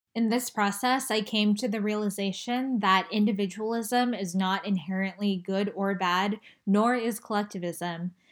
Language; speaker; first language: English; early bilingual, other home language; Chinese